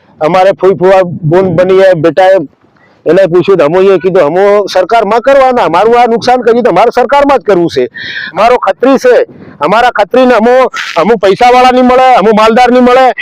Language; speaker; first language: Gujarati; native; Gujarati